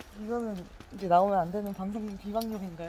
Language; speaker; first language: Korean; native; Korean